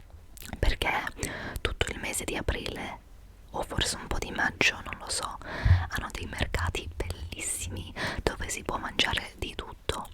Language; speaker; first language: Italian; non-native, fluent; English